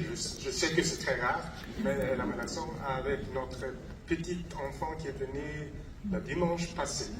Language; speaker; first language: French; non-native, fluent; English